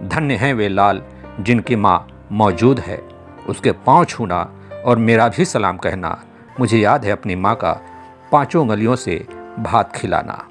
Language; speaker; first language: Hindi; non-native, local second language; Bhojpuri